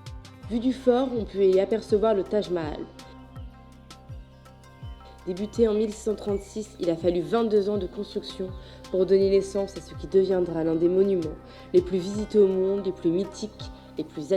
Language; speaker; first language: French; native; French